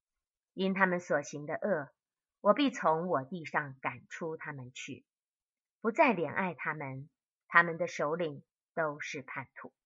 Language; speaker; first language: Chinese; native; Chinese